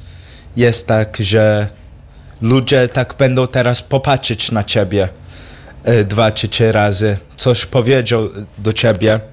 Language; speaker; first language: Polish; early bilingual, heritage; English